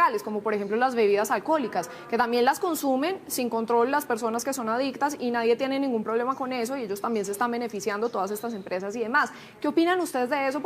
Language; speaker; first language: Spanish; native; Spanish